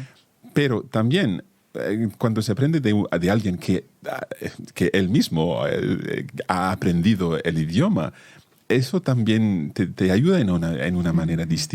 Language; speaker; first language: Spanish; non-native, fluent; English